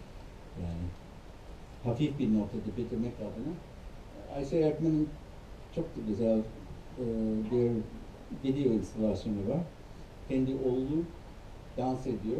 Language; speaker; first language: Turkish; non-native, fluent; English